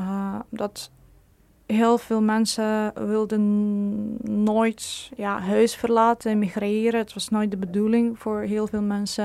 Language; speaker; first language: Dutch; non-native, fluent; Ukrainian